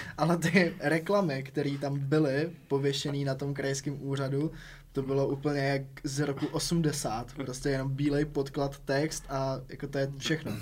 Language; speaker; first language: Czech; native; Czech